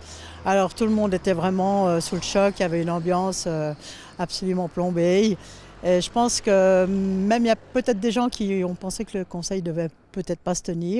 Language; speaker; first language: French; native; French